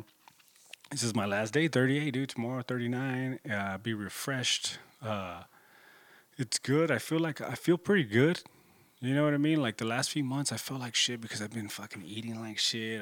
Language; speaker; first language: English; native; English